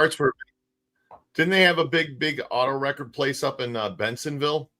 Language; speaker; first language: English; native; English